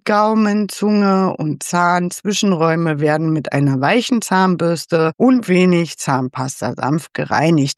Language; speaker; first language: German; native; German